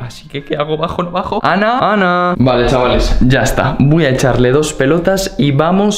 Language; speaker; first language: Spanish; native; Spanish